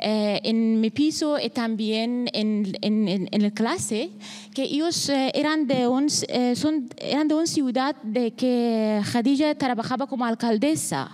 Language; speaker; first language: Spanish; non-native, learner; Persian